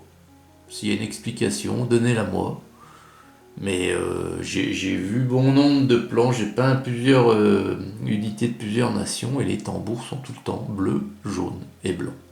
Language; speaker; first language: French; native; French